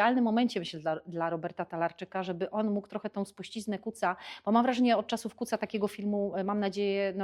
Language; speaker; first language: Polish; native; Polish